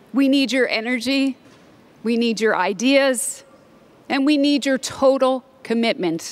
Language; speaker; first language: English; native; English